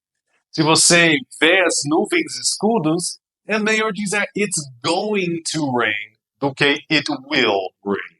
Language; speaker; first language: Portuguese; non-native, fluent; English